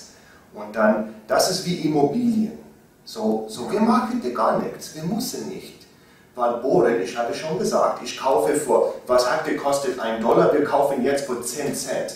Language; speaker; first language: German; non-native, learner; English